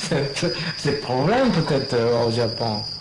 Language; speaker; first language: French; non-native, learner; Japanese